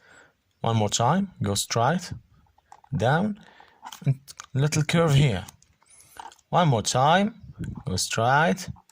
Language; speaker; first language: English; non-native, fluent; Arabic